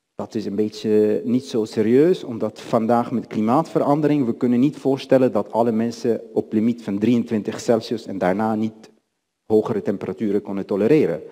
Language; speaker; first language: Dutch; non-native, fluent; Arabic